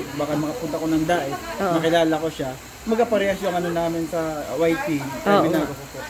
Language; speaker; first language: Filipino; native; Filipino